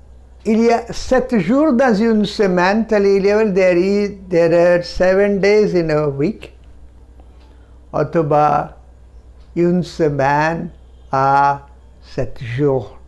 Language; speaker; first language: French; non-native, fluent; Bangla